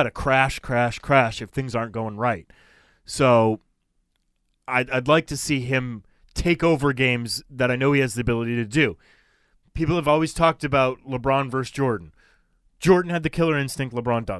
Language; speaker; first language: English; native; English